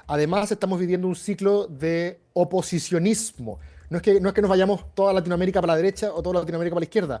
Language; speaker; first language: Spanish; native; Spanish